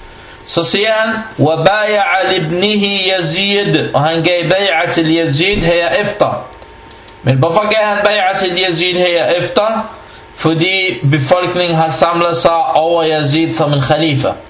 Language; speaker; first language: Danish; non-native, fluent; Arabic